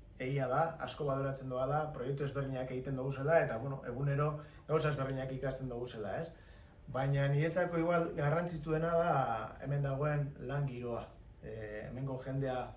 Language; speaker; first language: Basque; native; Basque